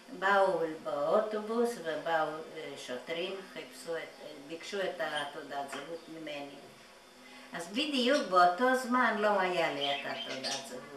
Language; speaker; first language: Hebrew; non-native, fluent; Yiddish